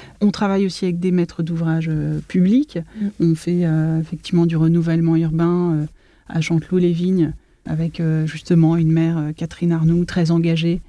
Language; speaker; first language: French; native; French